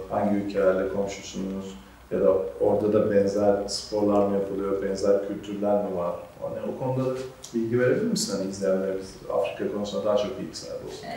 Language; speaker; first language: Turkish; native; Turkish